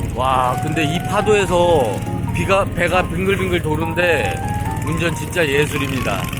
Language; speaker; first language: Korean; native; Korean